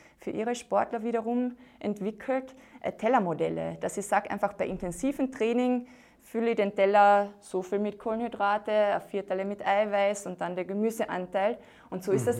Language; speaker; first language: German; native; German